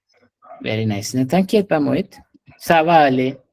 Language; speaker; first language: French; non-native, fluent; Hindi